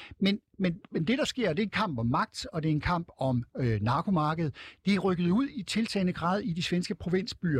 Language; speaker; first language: Danish; native; Danish